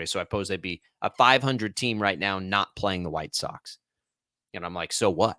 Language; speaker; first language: English; native; English